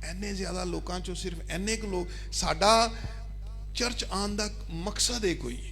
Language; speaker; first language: Urdu; non-native, local second language; Punjabi